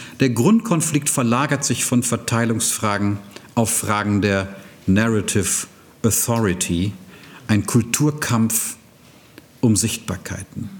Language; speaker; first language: German; native; German